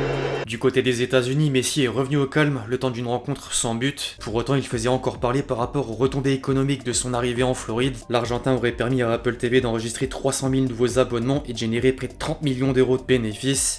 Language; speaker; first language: French; native; French